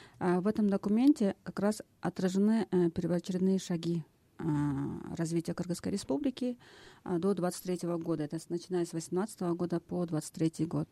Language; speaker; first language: Russian; non-native, local second language; Kyrgyz